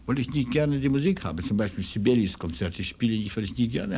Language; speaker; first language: German; non-native, fluent; Russian